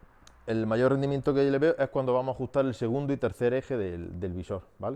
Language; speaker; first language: Spanish; native; Spanish